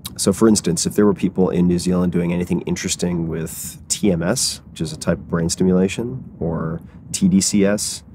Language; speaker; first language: English; native; English